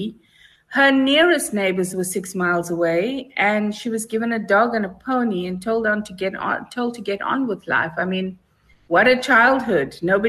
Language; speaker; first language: English; native; English